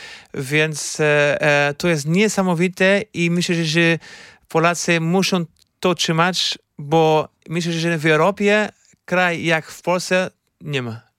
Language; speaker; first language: Polish; non-native, fluent; Portuguese